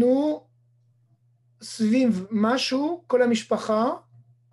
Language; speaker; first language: Hebrew; non-native, fluent; French